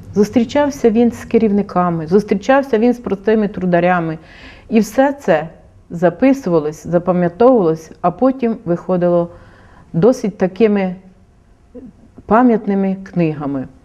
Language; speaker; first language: Ukrainian; native; Ukrainian